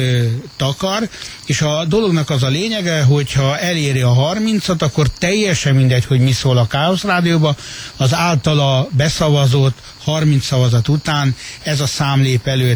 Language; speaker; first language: Hungarian; native; Hungarian